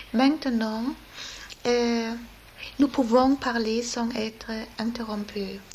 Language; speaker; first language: French; non-native, learner; German